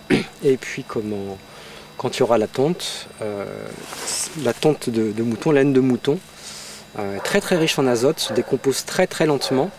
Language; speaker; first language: French; native; French